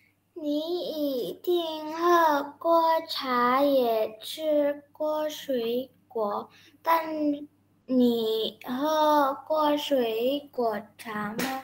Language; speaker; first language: Chinese; non-native, learner; Indonesian